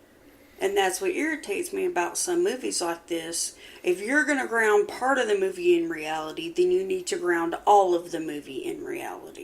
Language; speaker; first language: English; native; English